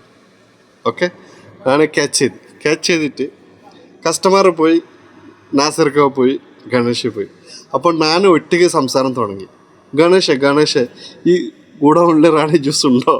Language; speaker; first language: Malayalam; non-native, learner; Bangla